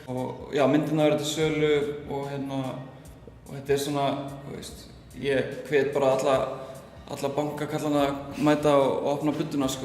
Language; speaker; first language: Icelandic; native; Icelandic